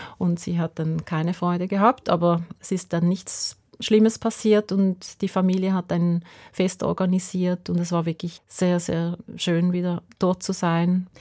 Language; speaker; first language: German; native; German